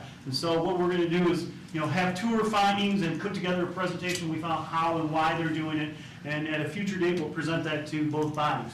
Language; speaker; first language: English; native; English